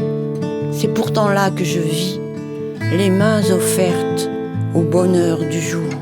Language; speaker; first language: French; native; French